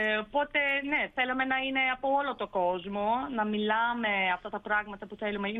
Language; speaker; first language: Greek; early bilingual, heritage; Turkish